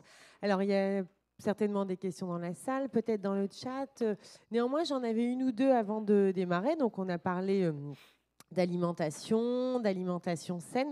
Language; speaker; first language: French; native; French